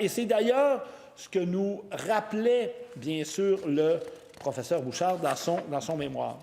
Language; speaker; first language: French; native; French